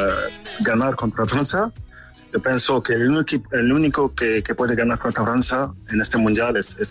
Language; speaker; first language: Spanish; non-native, fluent; French